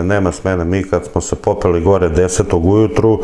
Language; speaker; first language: Serbian; native; Serbian